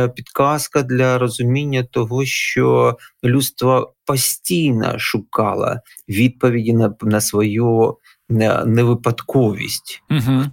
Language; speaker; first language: Ukrainian; native; Ukrainian